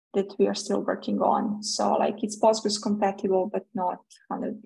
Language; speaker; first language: English; non-native, fluent; Serbian